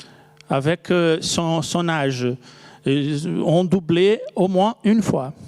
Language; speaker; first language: French; non-native, fluent; Portuguese